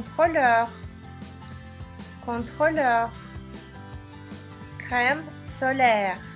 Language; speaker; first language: French; non-native, fluent; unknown